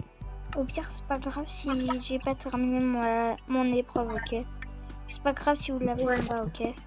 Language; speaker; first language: French; native; French